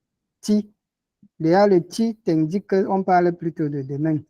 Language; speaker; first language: French; non-native, local second language; Ghomala